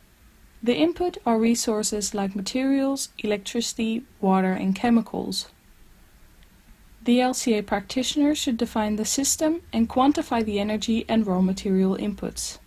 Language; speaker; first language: English; non-native, fluent; Dutch